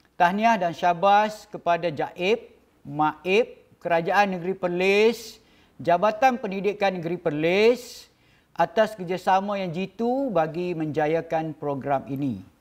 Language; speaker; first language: Malay; native; Malay